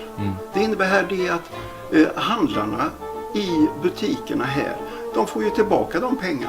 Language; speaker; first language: Swedish; native; Swedish